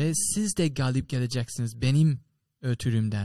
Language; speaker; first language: Turkish; non-native, fluent; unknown